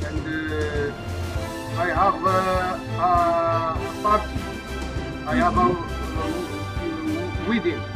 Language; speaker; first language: English; non-native, learner; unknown